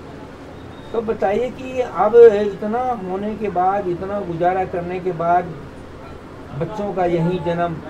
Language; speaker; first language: Hindi; native; Hindi